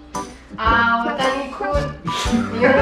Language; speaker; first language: Japanese; non-native, fluent; Italian